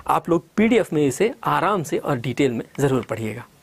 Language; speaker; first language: Hindi; native; Hindi